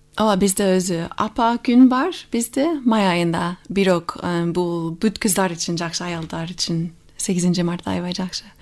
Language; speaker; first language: Kyrgyz; non-native, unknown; English